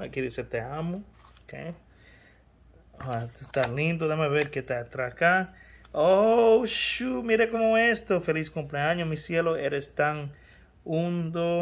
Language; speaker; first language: Spanish; early bilingual, heritage; Spanish